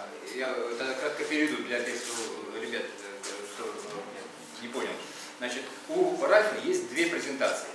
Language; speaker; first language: Russian; native; Russian